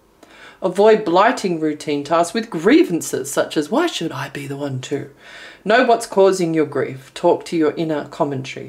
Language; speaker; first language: English; native; English